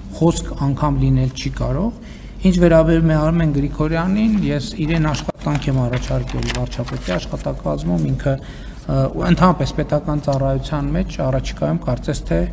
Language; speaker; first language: Armenian; native; Armenian